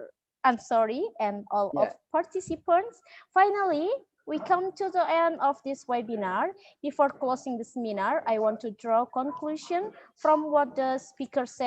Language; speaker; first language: English; non-native, learner; Indonesian